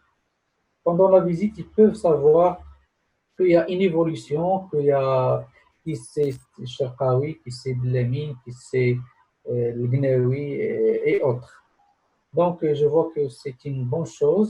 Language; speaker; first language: French; non-native, local second language; Arabic